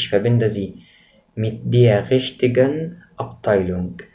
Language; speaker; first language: German; non-native, fluent; Arabic